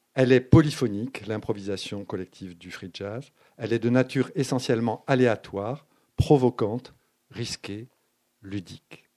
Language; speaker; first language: French; native; French